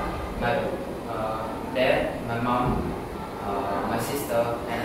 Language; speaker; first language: English; non-native, learner; Vietnamese